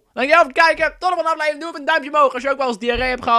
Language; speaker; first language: Dutch; native; Dutch